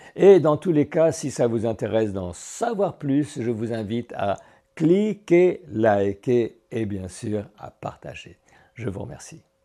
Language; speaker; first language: French; native; French